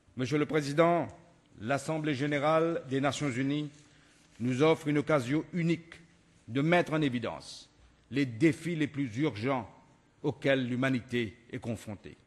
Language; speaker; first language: French; non-native, local second language; Morisyen